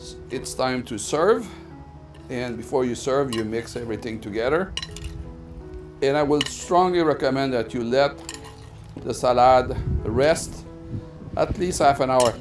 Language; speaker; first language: English; non-native, fluent; French